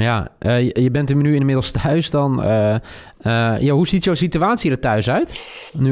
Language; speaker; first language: Dutch; native; Dutch